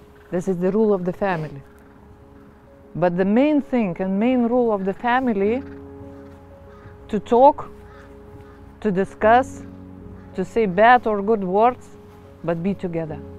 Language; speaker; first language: English; non-native, fluent; Lithuanian